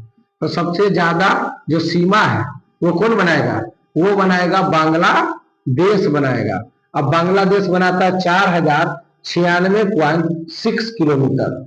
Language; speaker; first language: Hindi; non-native, local second language; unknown